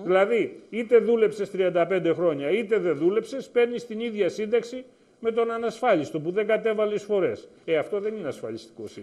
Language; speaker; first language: Greek; native; Greek